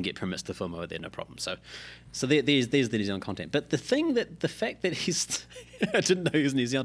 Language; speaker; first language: English; native; English